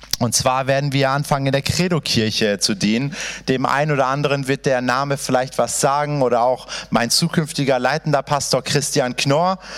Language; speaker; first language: German; early bilingual, other home language; Persian